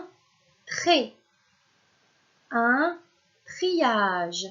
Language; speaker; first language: French; non-native, local second language; Arabic